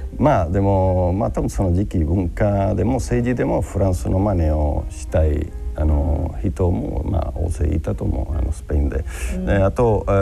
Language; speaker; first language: Japanese; non-native, fluent; Spanish